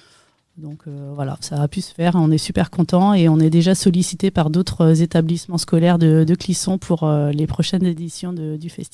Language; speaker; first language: French; native; French